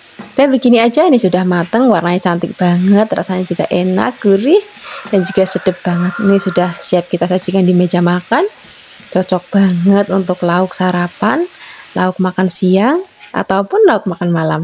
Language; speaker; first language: Indonesian; native; Indonesian